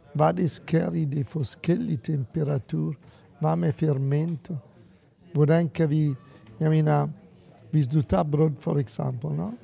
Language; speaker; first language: Danish; non-native, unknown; Italian